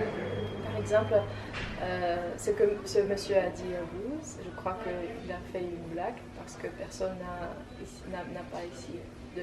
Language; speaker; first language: French; non-native, fluent; Tajik